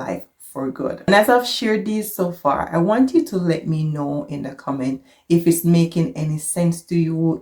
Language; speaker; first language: English; native; English